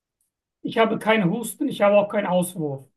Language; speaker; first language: German; non-native, fluent; Turkish